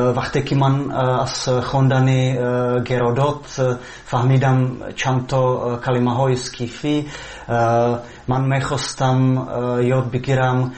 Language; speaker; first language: Persian; non-native, learner; Czech